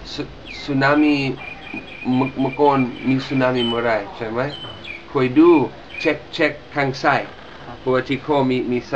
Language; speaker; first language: Thai; non-native, learner; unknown